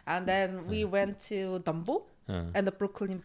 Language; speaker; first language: English; non-native, learner; Korean